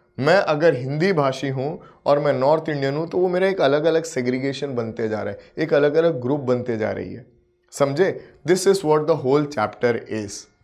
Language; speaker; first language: Hindi; native; Hindi